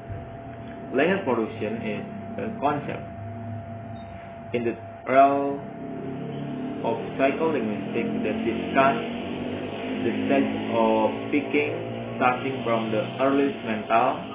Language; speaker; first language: English; non-native, learner; Indonesian